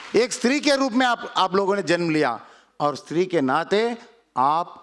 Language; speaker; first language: Hindi; non-native, local second language; Telugu